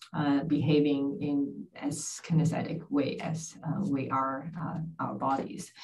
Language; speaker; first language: English; non-native, fluent; Chinese